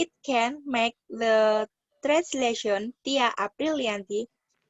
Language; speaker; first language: English; non-native, learner; Indonesian